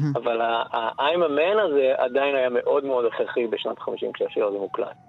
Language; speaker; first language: Hebrew; native; Hebrew